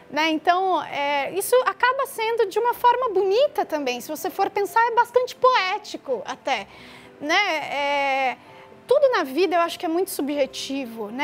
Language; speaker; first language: Portuguese; native; Portuguese